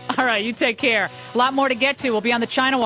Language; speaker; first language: English; native; English